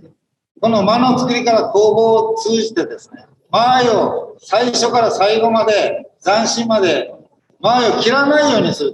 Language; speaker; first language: Japanese; native; Japanese